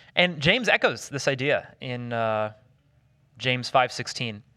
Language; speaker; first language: English; native; English